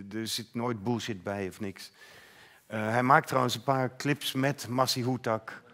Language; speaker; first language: Dutch; native; Dutch